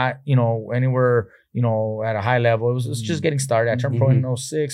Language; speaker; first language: English; native; English